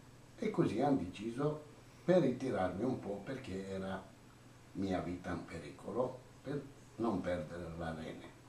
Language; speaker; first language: Italian; non-native, learner; Croatian